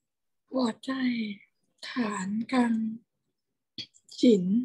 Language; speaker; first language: Chinese; non-native, learner; Thai